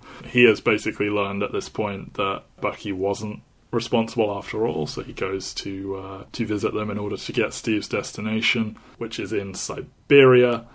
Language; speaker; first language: English; native; English